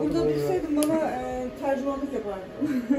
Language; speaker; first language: Turkish; native; Turkish